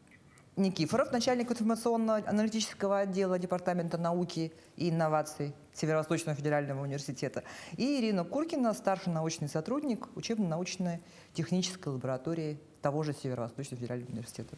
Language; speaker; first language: Russian; native; Russian